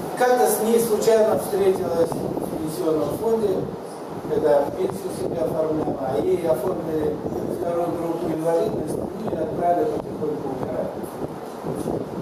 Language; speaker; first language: Russian; non-native, local second language; Kazakh